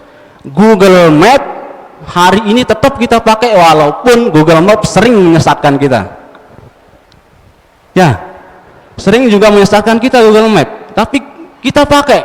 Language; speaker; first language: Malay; non-native, local second language; Sasak